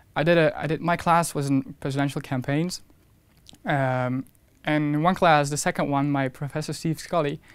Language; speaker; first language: English; non-native, fluent; Dutch